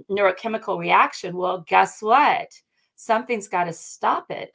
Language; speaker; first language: English; native; English